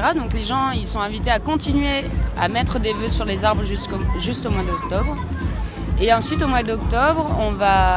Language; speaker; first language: French; native; French